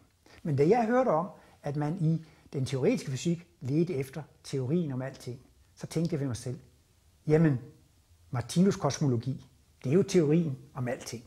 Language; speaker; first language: Danish; native; Danish